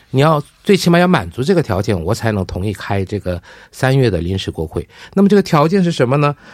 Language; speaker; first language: Chinese; non-native, fluent; Korean